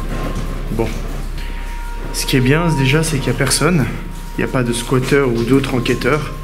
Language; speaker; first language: French; native; French